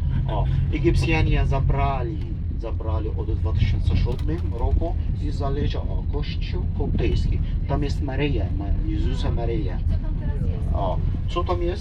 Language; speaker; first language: Polish; non-native, learner; Arabic